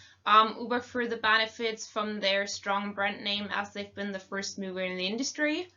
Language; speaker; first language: English; non-native, fluent; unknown